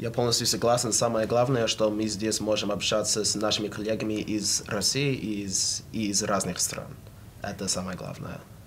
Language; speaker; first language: Russian; non-native, fluent; English